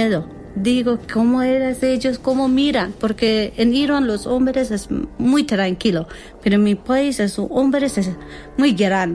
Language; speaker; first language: Spanish; non-native, learner; Persian